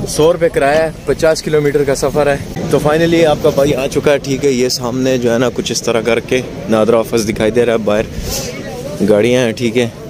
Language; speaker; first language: Urdu; native; Urdu